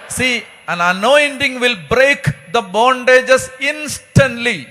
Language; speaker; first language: English; non-native, local second language; Malayalam